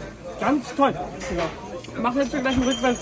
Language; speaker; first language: German; native; German